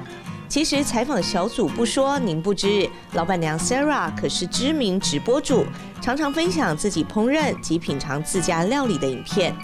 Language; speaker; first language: Chinese; native; Chinese